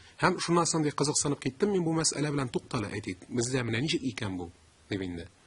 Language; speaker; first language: Tatar; native; Tatar